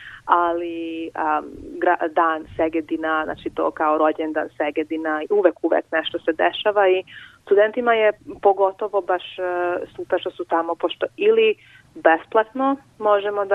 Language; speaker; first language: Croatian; non-native, local second language; Hungarian